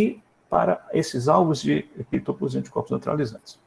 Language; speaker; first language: Portuguese; native; Portuguese